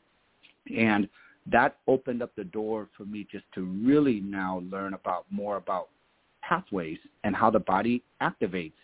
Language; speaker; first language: English; early bilingual, other home language; German